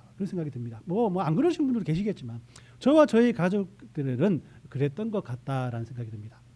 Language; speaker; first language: Korean; native; Korean